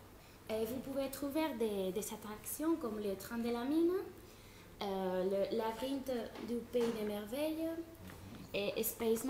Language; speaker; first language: French; non-native, fluent; Spanish